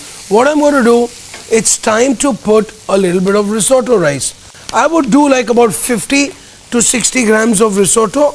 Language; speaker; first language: English; non-native, local second language; Hindi